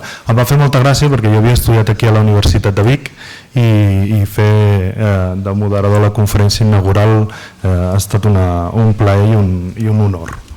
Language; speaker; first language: Catalan; native; Catalan